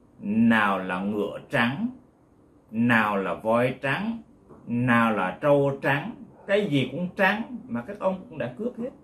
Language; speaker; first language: Vietnamese; non-native, local second language; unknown